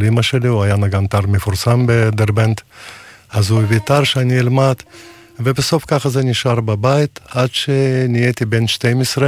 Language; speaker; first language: Hebrew; non-native, fluent; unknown